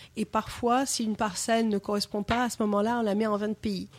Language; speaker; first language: French; non-native, fluent; English